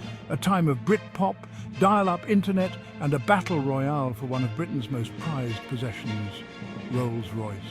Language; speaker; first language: English; native; English